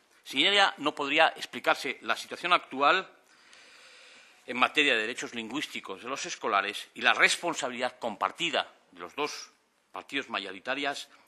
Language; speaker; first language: Spanish; native; Spanish